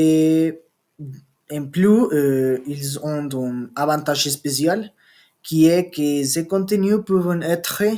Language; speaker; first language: French; non-native, learner; Spanish